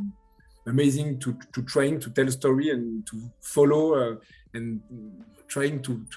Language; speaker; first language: English; non-native, learner; French